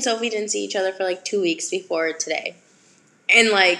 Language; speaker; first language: English; native; English